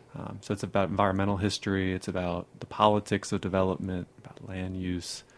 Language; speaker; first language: English; native; English